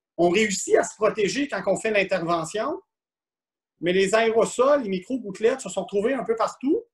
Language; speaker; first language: French; native; French